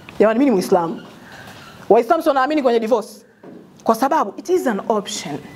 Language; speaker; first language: Swahili; native; Swahili